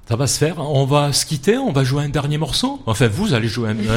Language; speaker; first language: French; native; French